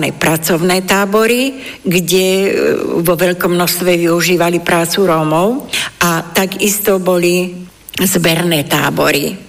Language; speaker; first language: Slovak; non-native, local second language; Romany